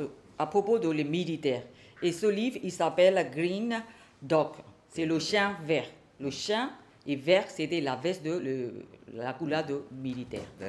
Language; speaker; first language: French; non-native, learner; Burmese